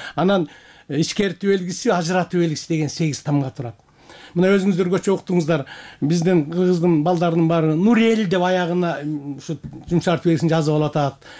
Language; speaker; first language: Kyrgyz; native; Kyrgyz